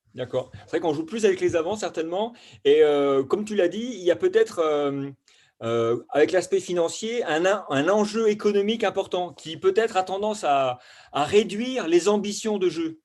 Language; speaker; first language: French; native; French